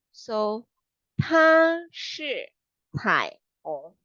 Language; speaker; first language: Chinese; non-native, fluent; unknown